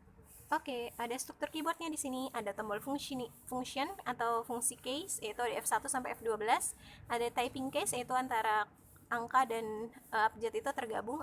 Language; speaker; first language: Indonesian; native; Indonesian